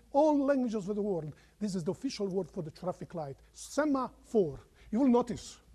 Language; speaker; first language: English; non-native, fluent; Croatian